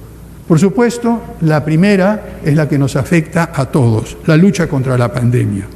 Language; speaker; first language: Spanish; native; Spanish